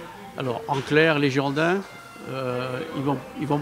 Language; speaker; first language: French; native; French